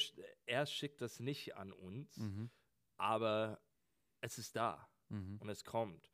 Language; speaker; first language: German; non-native, learner; English